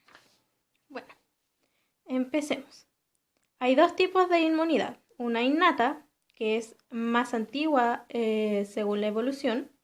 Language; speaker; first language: Spanish; native; Spanish